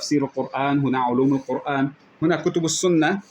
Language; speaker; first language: Arabic; native; Arabic